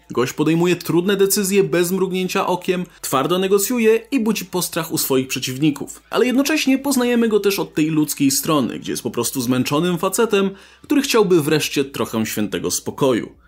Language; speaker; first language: Polish; native; Polish